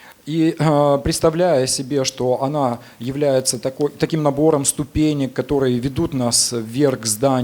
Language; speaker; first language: Russian; native; Russian